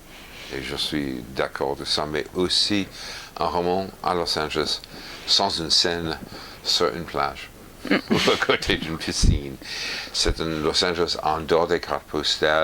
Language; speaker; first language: French; non-native, fluent; English